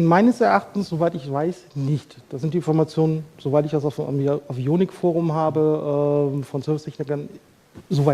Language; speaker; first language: German; native; German